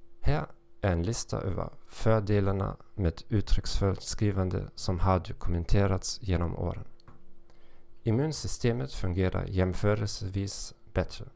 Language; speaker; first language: Swedish; non-native, learner; German